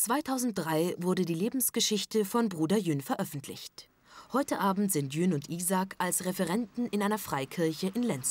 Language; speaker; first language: German; native; German